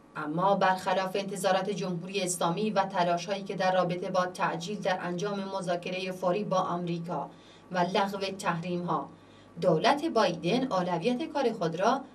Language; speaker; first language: Persian; non-native, local second language; Central Kurdish